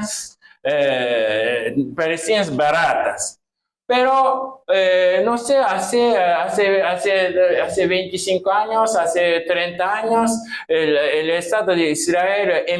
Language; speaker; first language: Spanish; non-native, fluent; Japanese